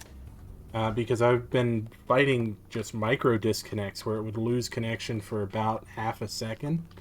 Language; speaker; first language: English; native; English